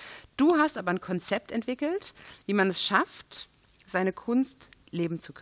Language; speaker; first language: German; native; German